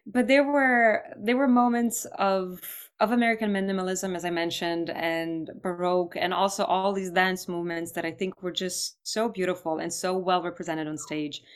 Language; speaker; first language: English; non-native, fluent; Serbian